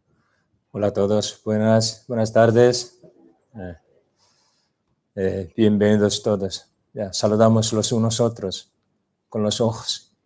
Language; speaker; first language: Spanish; non-native, learner; Korean